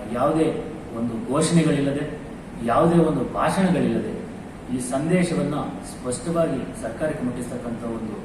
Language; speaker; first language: Kannada; non-native, local second language; Kodava